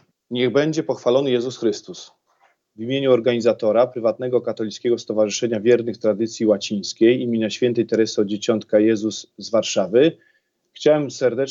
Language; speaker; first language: Polish; native; Polish